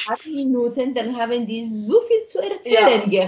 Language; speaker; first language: German; non-native, fluent; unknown